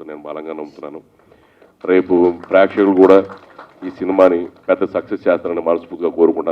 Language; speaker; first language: Telugu; native; Telugu